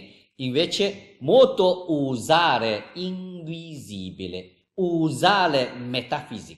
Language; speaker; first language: Italian; non-native, learner; Chinese